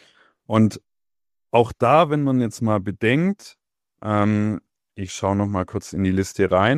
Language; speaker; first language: German; native; German